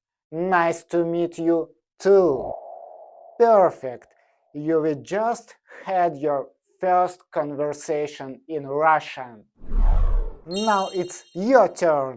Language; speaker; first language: English; non-native, fluent; Russian